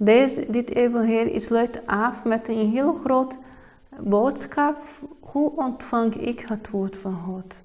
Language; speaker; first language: Dutch; non-native, fluent; Portuguese